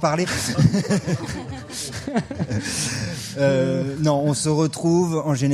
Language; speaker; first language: French; native; French